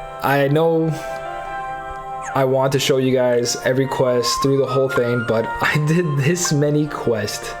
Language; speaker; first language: English; native; English